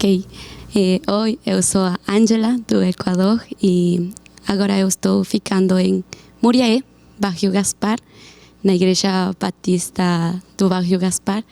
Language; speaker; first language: Portuguese; non-native, learner; Spanish